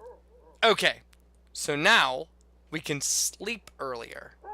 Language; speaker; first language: English; native; English